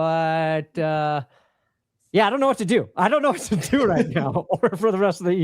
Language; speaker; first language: English; native; English